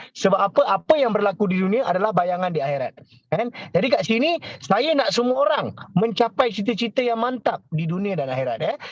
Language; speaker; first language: Malay; native; Malay